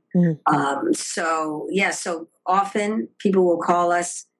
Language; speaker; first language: English; native; English